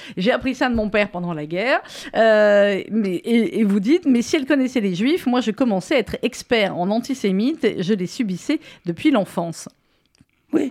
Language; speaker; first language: French; native; French